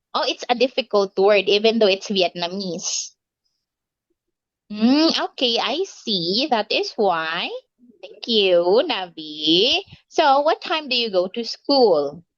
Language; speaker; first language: English; non-native, local second language; Filipino